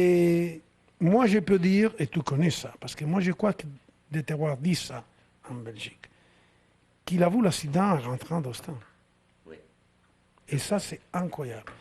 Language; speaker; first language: French; non-native, fluent; Italian